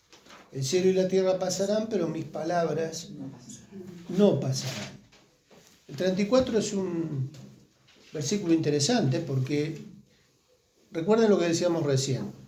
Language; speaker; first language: Spanish; native; Spanish